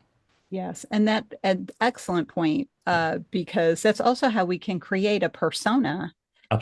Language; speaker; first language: English; native; English